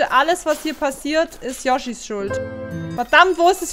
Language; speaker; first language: German; native; German